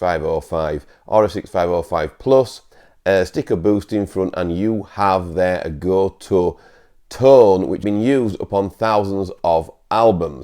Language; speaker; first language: English; native; English